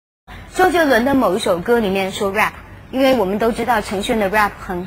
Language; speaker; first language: Chinese; native; Chinese